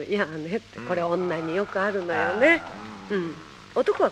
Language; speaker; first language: Japanese; native; Japanese